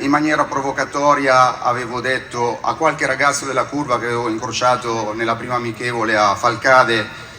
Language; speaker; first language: Italian; native; Italian